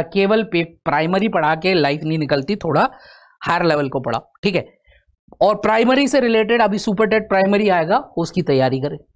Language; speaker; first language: Hindi; native; Hindi